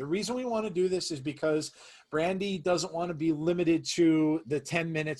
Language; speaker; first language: English; native; English